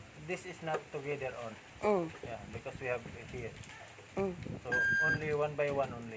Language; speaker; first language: English; non-native, local second language; Cebuano